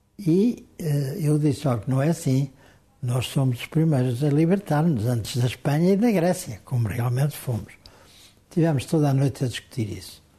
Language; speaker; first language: Portuguese; native; Portuguese